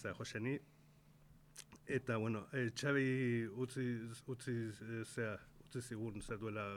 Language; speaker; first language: Basque; non-native, local second language; Spanish